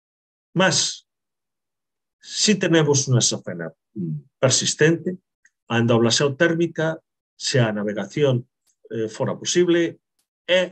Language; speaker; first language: Spanish; native; Spanish